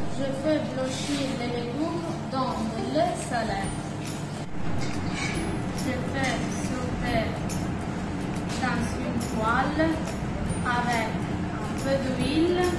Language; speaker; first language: French; non-native, learner; Italian